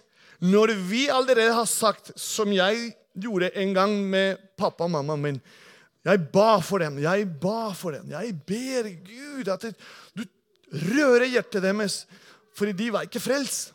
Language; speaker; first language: Norwegian; non-native, fluent; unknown